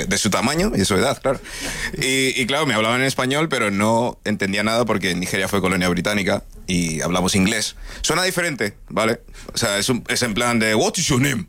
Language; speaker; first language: Spanish; early bilingual, other home language; English